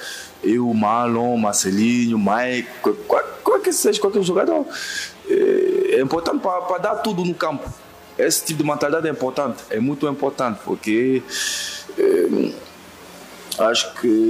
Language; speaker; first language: Portuguese; non-native, fluent; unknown